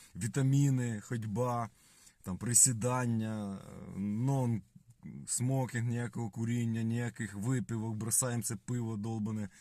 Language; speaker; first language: Ukrainian; native; Ukrainian